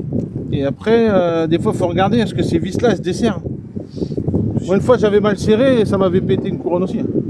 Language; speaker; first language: French; native; French